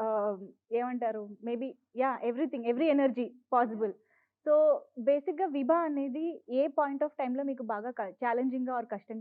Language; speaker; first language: Telugu; native; Telugu